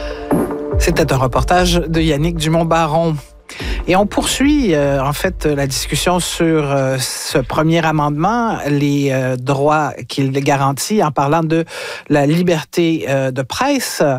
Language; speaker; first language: French; native; French